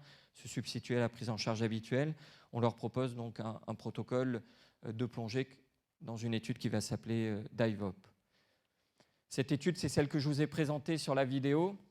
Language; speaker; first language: French; native; French